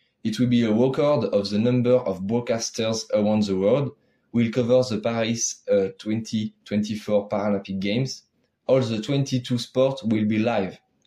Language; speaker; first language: English; non-native, learner; French